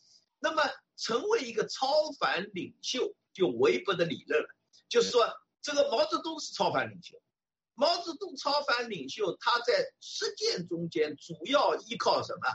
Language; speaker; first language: Chinese; native; Chinese